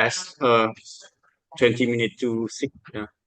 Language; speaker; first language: English; non-native, learner; Vietnamese